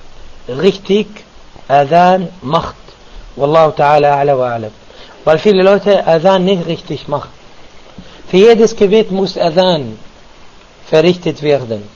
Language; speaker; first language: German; non-native, fluent; Arabic